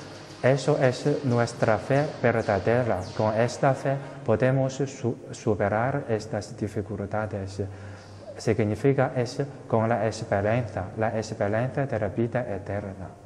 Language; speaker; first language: Spanish; non-native, fluent; Chinese